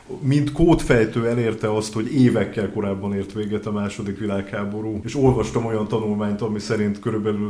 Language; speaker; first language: Hungarian; native; Hungarian